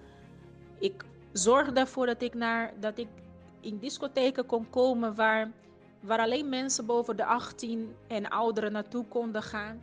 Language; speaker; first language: Dutch; non-native, fluent; Portuguese